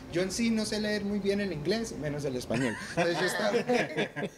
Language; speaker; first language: Spanish; early bilingual, heritage; Spanish